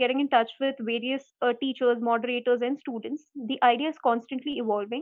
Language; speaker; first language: English; non-native, local second language; Hindi